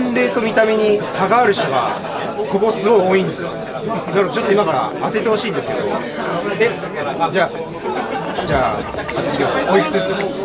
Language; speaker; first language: Japanese; native; Japanese